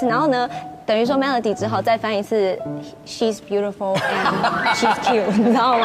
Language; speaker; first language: Chinese; native; Chinese